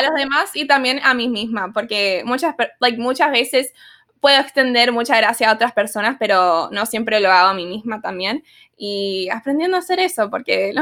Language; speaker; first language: Spanish; early bilingual, other home language; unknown